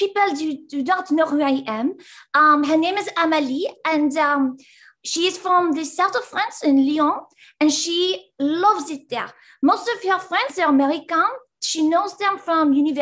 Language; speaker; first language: English; early bilingual, other home language; Spanish